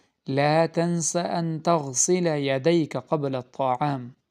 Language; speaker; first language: Arabic; non-native, fluent; Urdu